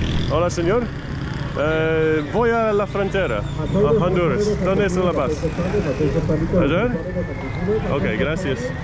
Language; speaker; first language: Spanish; non-native, learner; English